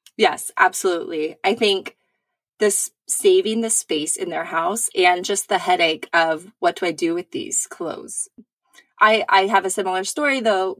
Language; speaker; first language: English; native; English